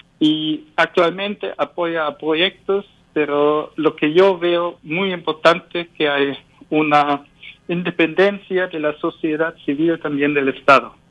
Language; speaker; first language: Spanish; non-native, learner; German